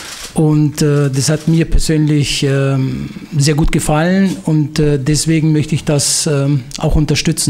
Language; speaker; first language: German; non-native, fluent; Italian